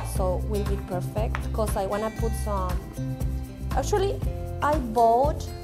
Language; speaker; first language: English; non-native, learner; Spanish